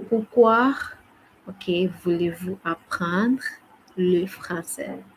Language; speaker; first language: French; non-native, fluent; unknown